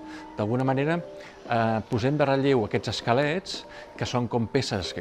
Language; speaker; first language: Catalan; native; Catalan